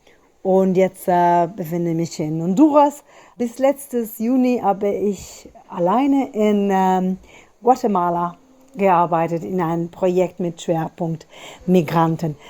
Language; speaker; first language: German; non-native, fluent; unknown